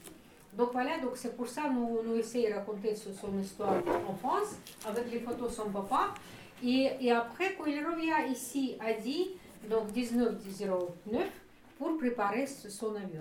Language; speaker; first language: French; non-native, fluent; Russian